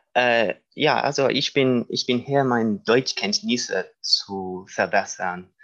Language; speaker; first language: German; non-native, learner; English